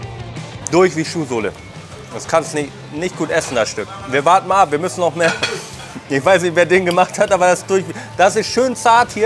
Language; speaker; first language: German; native; German